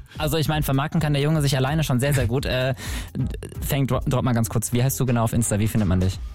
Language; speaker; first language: German; native; German